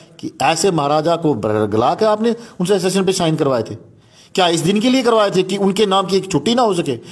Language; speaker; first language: Hindi; non-native, local second language; Dogri